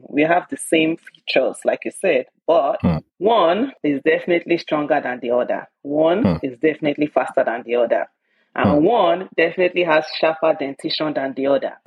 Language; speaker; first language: English; non-native, local second language; Yoruba